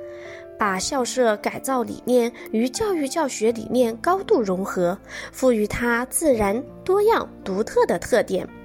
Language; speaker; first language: Chinese; native; Chinese